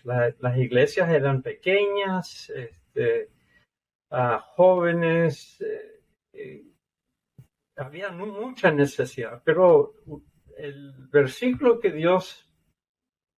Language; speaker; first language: Spanish; non-native, fluent; English